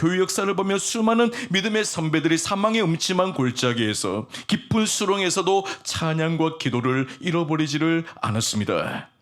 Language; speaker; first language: Korean; native; Korean